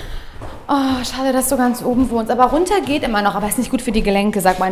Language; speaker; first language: German; native; German